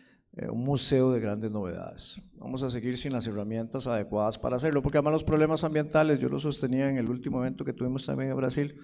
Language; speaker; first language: Spanish; native; Spanish